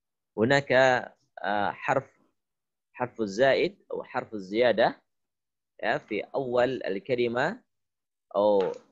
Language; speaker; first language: Arabic; non-native, fluent; Indonesian